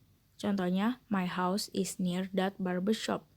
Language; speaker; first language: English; non-native, learner; Indonesian